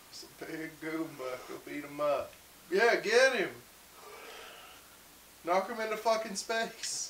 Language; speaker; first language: English; native; English